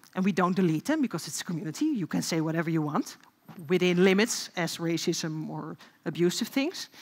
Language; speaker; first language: English; non-native, fluent; Dutch